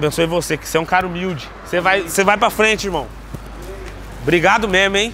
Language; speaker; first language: Portuguese; native; Portuguese